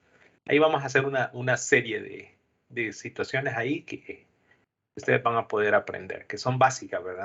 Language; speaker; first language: Spanish; native; Spanish